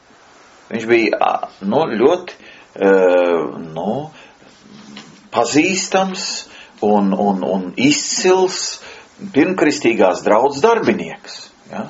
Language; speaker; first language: Latvian; native; Latvian